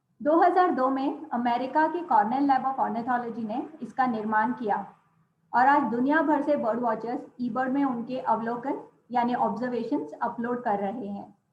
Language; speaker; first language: Hindi; non-native, local second language; Gujarati